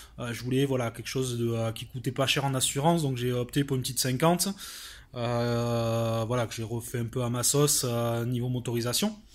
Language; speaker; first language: French; native; French